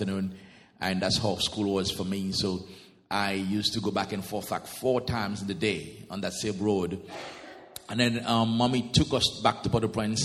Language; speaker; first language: English; non-native, fluent; Haitian Creole